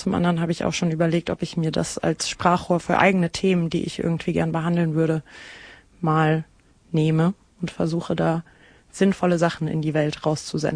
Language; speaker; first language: German; native; German